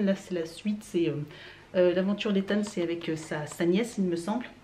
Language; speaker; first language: French; native; French